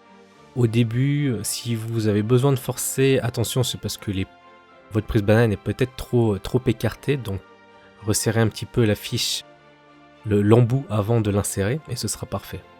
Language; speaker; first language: French; native; French